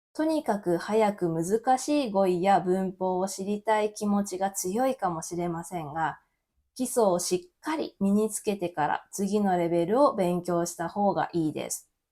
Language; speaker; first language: Japanese; native; Japanese